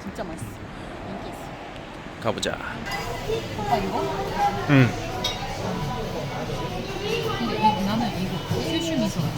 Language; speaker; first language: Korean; non-native, learner; Japanese